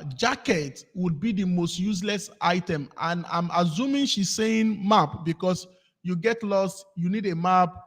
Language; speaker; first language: English; non-native, local second language; Yoruba